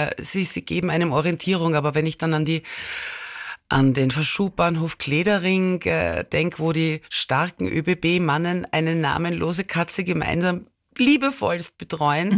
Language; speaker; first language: German; native; German